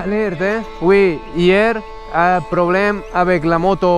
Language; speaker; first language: French; non-native, learner; Spanish